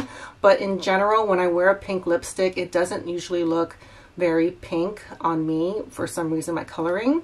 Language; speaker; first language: English; native; English